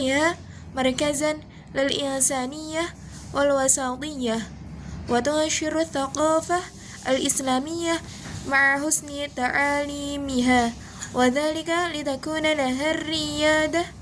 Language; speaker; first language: Arabic; non-native, learner; Indonesian